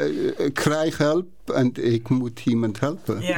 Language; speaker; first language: Dutch; non-native, learner; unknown